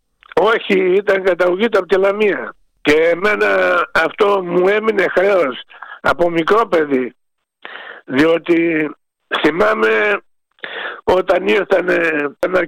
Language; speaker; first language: Greek; native; Greek